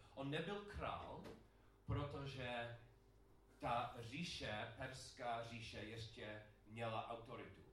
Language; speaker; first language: Czech; non-native, learner; English